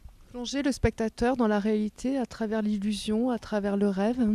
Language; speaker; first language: French; native; French